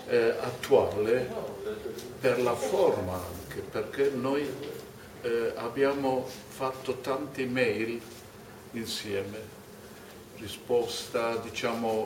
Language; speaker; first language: Italian; non-native, fluent; German